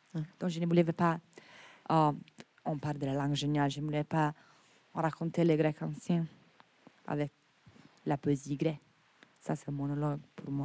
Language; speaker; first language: French; non-native, fluent; Italian